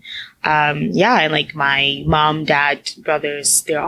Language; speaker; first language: English; non-native, local second language; Akan